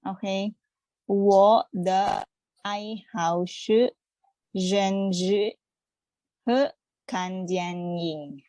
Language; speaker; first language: Chinese; non-native, learner; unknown